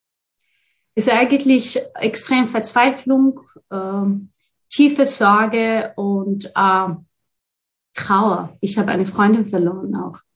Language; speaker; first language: German; non-native, fluent; Arabic